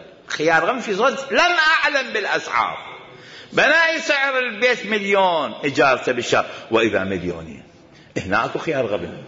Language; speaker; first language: Arabic; native; Arabic